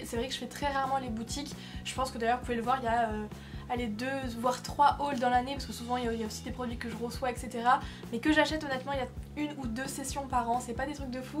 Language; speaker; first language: French; native; French